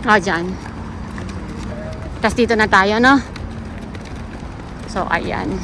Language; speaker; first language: Filipino; native; Filipino